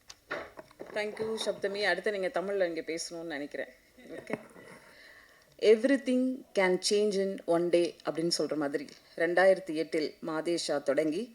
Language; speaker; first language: Tamil; native; Tamil